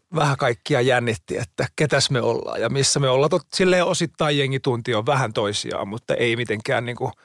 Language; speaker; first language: Finnish; native; Finnish